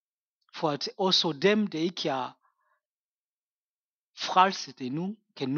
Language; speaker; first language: Danish; non-native, fluent; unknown